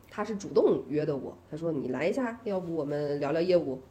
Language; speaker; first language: Chinese; native; Chinese